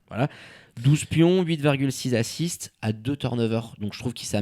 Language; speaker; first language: French; native; French